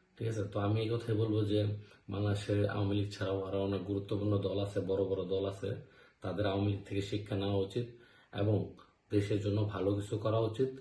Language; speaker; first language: Bangla; native; Bangla